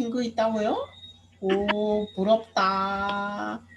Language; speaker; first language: Korean; non-native, learner; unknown